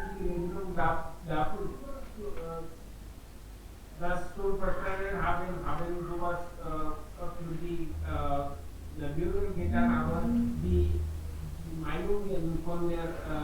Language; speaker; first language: German; non-native, learner; Hindi